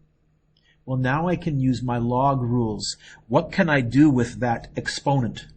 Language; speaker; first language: English; native; English